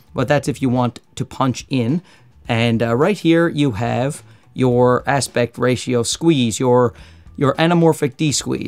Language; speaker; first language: English; native; English